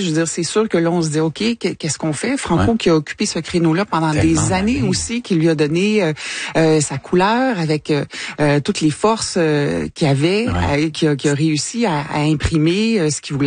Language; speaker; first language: French; native; French